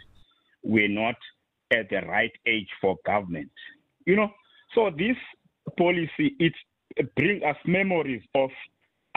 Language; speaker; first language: English; non-native, local second language; Xhosa